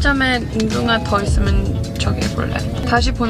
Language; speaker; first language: Korean; early bilingual, heritage; English